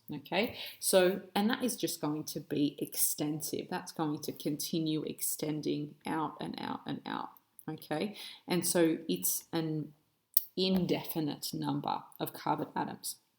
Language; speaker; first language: English; native; English